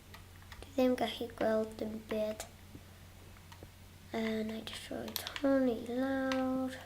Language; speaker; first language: Welsh; non-native, local second language; English